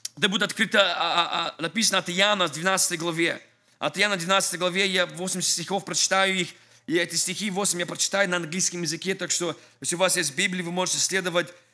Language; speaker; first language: Russian; early bilingual, heritage; English